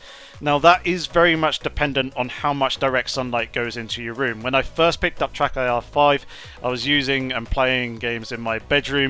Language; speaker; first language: English; native; English